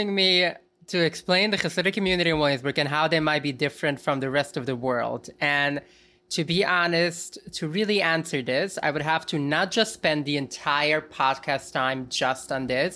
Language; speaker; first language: English; early bilingual, other home language; Yiddish